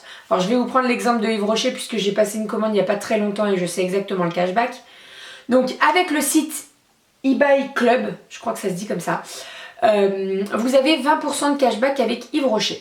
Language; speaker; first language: French; native; French